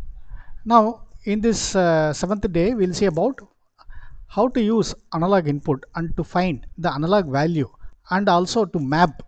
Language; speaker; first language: English; non-native, local second language; Tamil